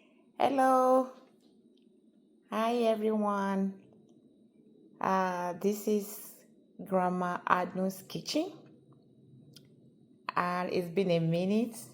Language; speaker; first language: English; non-native, local second language; Yoruba